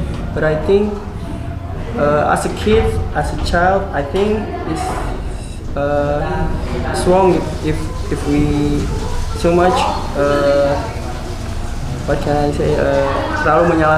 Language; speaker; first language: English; non-native, learner; Indonesian